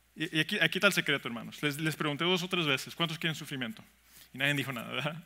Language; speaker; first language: Spanish; early bilingual, heritage; Spanish